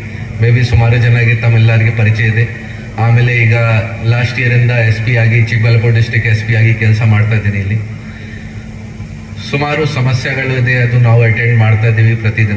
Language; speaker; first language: Kannada; non-native, local second language; Hindi